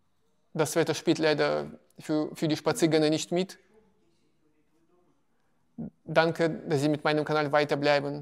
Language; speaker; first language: German; non-native, fluent; Russian